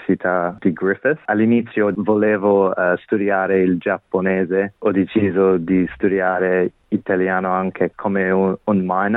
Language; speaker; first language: Italian; non-native, fluent; English